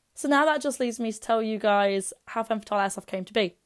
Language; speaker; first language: English; native; English